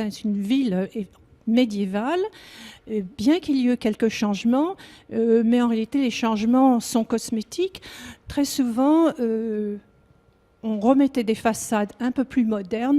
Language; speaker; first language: French; native; French